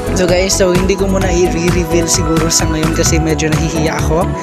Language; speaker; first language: Filipino; non-native, local second language; Cebuano